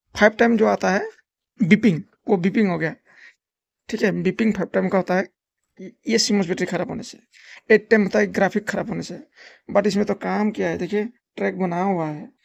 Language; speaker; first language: Hindi; non-native, local second language; Nepali